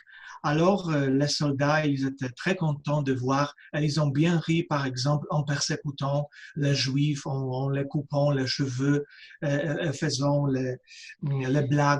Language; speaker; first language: French; non-native, fluent; Polish